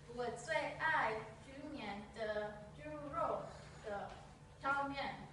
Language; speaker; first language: Chinese; non-native, learner; English